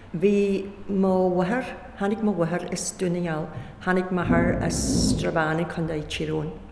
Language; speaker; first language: Irish; non-native, fluent; English